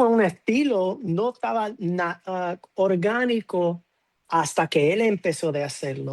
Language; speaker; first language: Spanish; non-native, fluent; English